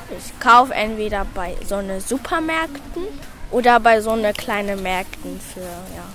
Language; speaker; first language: German; non-native, fluent; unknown